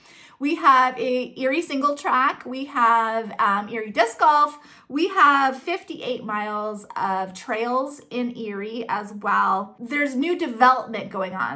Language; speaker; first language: English; native; English